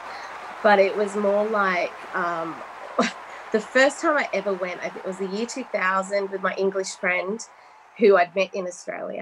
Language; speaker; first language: English; native; English